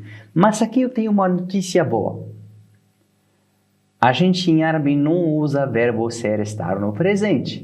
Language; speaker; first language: Portuguese; non-native, fluent; Arabic